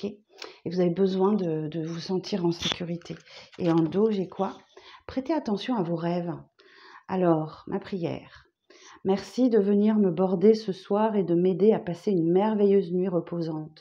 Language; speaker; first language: French; native; French